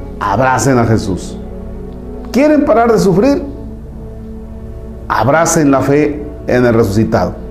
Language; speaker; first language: Spanish; native; Spanish